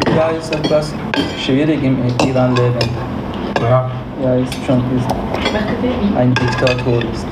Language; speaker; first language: German; non-native, learner; Persian